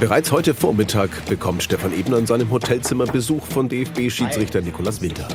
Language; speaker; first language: German; native; German